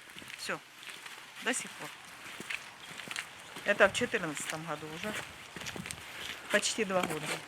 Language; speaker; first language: Russian; native; Russian